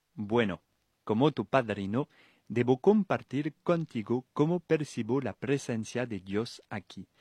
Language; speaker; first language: Spanish; non-native, fluent; French